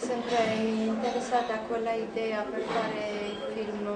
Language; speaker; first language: Italian; non-native, learner; Armenian